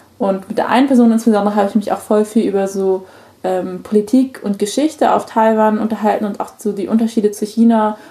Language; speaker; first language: German; early bilingual, other home language; Chinese